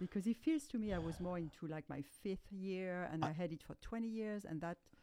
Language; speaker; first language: English; non-native, fluent; French